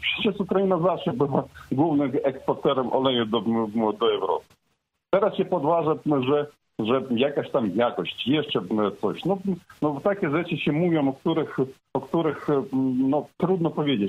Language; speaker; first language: Polish; non-native, fluent; Ukrainian